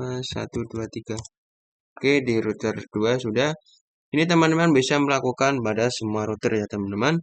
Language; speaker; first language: Indonesian; native; Indonesian